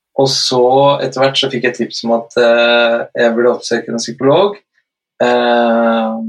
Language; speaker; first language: Norwegian; native; Norwegian